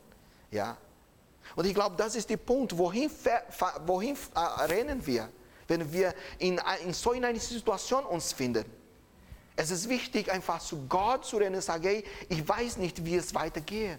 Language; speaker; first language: German; non-native, fluent; Portuguese